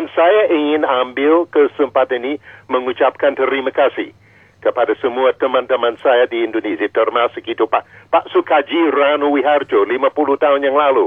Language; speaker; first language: Indonesian; non-native, fluent; English